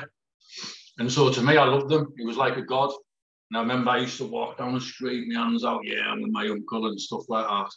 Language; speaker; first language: English; native; English